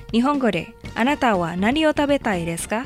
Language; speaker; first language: Japanese; non-native, fluent; Indonesian